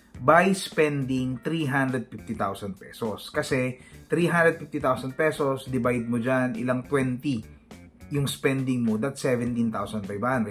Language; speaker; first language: Filipino; native; Filipino